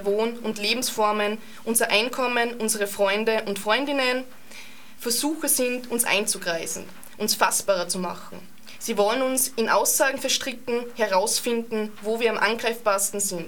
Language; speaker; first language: German; native; German